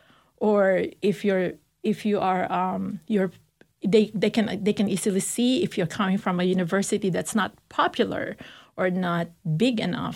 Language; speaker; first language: English; non-native, local second language; Filipino